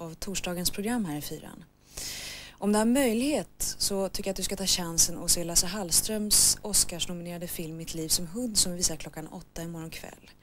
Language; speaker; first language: Swedish; native; Swedish